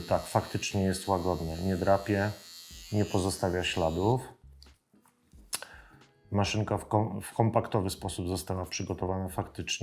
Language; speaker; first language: Polish; native; Polish